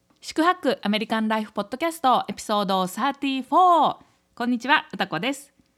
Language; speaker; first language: Japanese; native; Japanese